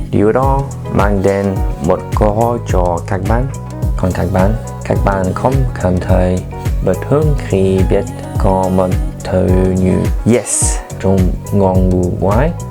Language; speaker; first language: Vietnamese; non-native, learner; French